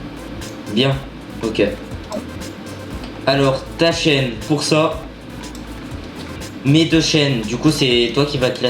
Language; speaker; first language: French; native; French